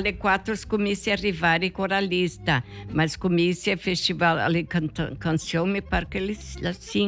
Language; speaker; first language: Italian; early bilingual, heritage; Portuguese